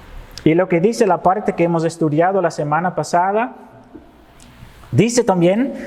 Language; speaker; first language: Spanish; non-native, fluent; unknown